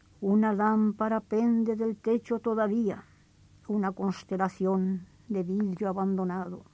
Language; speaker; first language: Spanish; native; Spanish